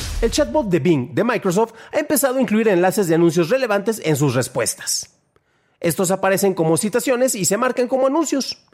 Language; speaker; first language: Spanish; native; Spanish